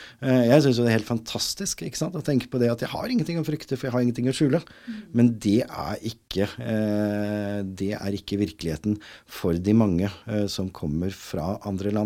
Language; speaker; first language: Norwegian; native; Norwegian